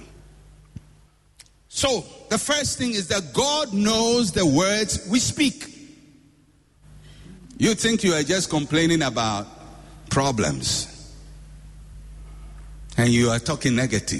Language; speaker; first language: English; non-native, local second language; Akan